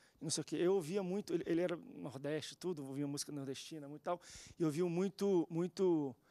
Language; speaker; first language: Portuguese; native; Portuguese